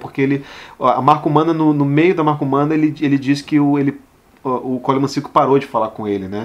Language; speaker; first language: Portuguese; native; Portuguese